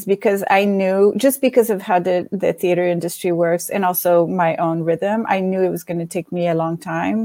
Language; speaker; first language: English; non-native, fluent; French